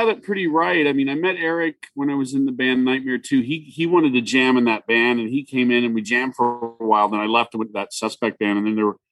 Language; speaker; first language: English; native; English